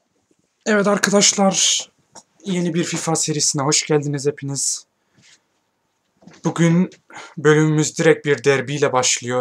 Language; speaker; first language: Turkish; native; Turkish